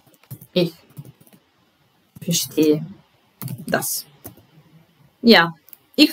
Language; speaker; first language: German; non-native, fluent; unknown